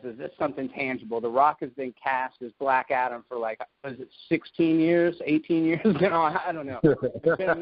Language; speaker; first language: English; native; English